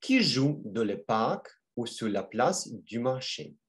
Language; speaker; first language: French; non-native, fluent; Russian